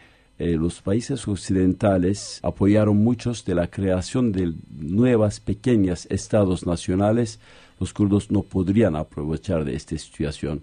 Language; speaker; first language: Spanish; non-native, fluent; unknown